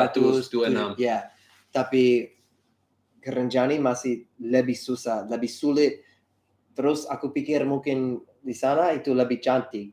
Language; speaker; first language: Indonesian; non-native, learner; English